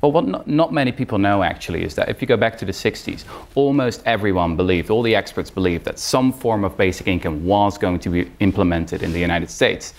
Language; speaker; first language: English; non-native, fluent; Dutch